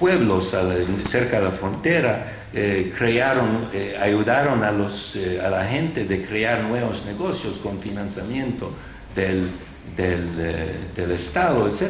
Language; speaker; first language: Spanish; non-native, fluent; English